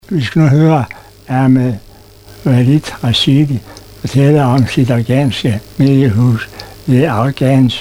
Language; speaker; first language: Danish; non-native, fluent; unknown